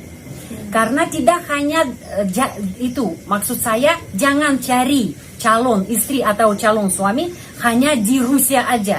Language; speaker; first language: Indonesian; non-native, fluent; Russian